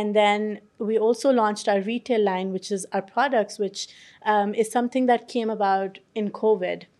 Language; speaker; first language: English; non-native, local second language; Urdu